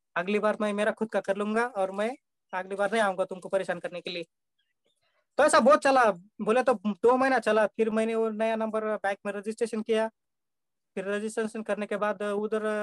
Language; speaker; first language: Hindi; non-native, local second language; Marathi